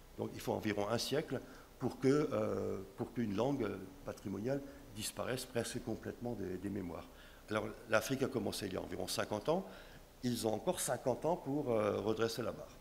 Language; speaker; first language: French; non-native, local second language; Swiss German